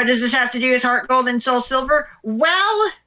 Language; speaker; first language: English; native; English